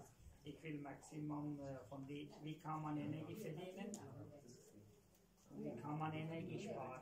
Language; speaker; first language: German; non-native, learner; Tamil